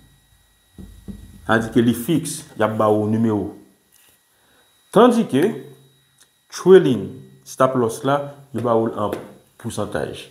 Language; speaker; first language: French; non-native, local second language; Haitian Creole